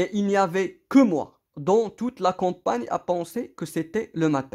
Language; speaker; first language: French; non-native, local second language; Arabic